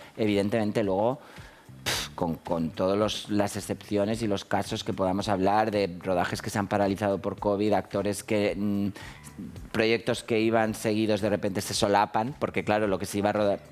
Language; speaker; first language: Spanish; native; Spanish